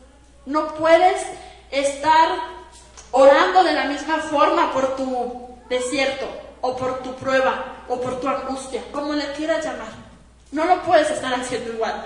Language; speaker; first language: Spanish; native; Spanish